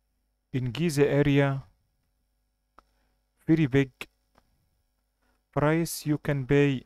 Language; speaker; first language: English; non-native, learner; Arabic